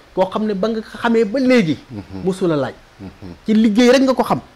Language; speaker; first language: Wolof; native; Wolof